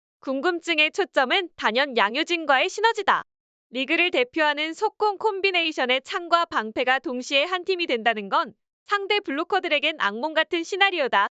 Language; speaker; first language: Korean; native; Korean